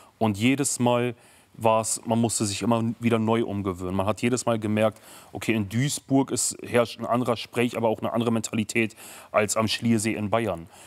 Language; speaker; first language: German; early bilingual, other home language; Kurdish